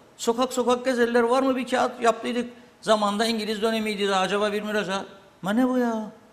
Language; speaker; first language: Turkish; native; Turkish